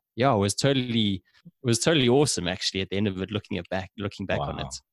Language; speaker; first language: English; native; English